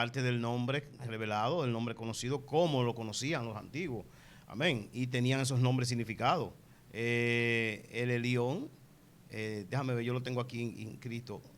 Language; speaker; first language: Spanish; native; Spanish